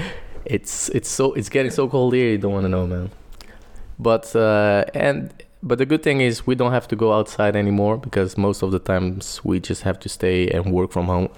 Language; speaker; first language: English; non-native, fluent; Portuguese